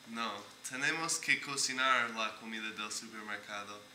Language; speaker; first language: Spanish; non-native, learner; English